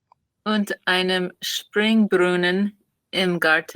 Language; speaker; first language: German; non-native, learner; English